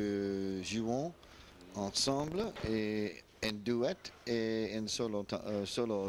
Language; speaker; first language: French; non-native, learner; English